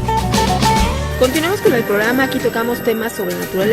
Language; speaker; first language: Spanish; native; Spanish